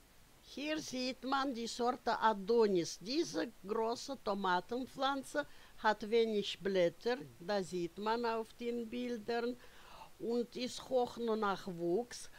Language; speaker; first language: German; non-native, fluent; Russian